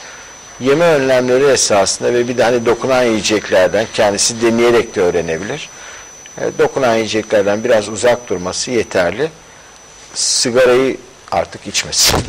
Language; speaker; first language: Turkish; native; Turkish